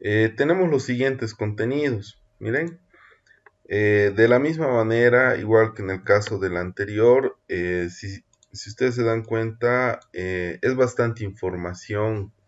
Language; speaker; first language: Spanish; native; Spanish